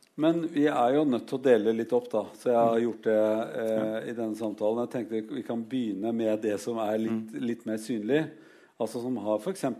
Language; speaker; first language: Norwegian; native; Norwegian